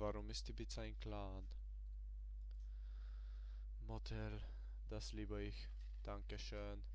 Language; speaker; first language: German; early bilingual, other home language; Hungarian